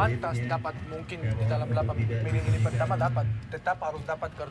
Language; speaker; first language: Indonesian; non-native, fluent; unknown